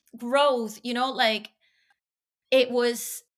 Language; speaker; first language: English; non-native, fluent; Spanish